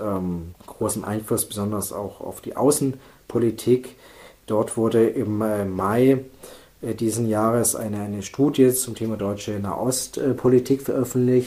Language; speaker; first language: German; native; German